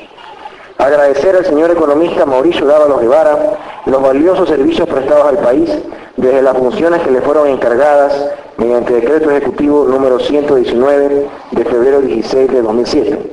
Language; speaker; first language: Spanish; native; Spanish